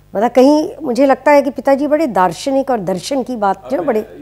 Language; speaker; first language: Hindi; native; Hindi